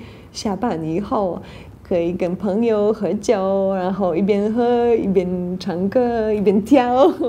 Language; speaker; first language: Chinese; non-native, fluent; Polish